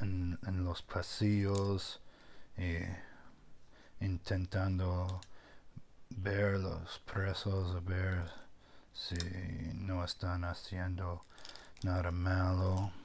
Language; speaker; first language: Spanish; non-native, fluent; English